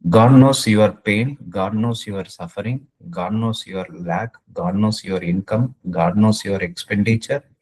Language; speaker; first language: English; non-native, local second language; Telugu